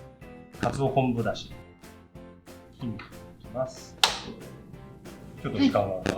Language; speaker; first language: Japanese; native; Japanese